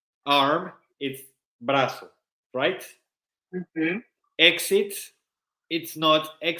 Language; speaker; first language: English; non-native, fluent; Spanish